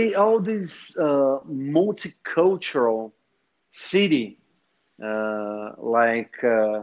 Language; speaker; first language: English; non-native, fluent; Portuguese